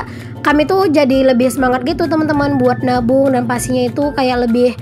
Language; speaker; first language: Indonesian; native; Indonesian